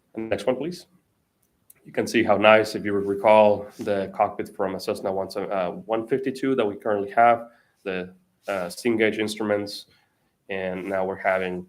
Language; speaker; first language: English; non-native, fluent; Spanish